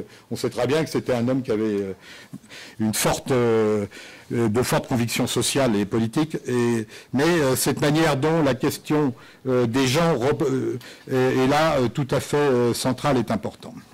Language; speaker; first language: French; native; French